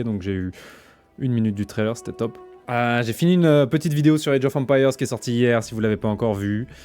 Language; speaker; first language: French; native; French